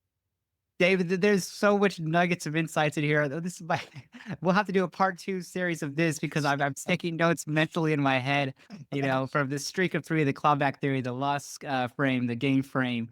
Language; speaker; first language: English; native; English